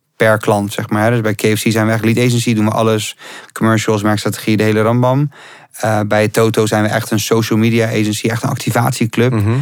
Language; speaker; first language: Dutch; native; Dutch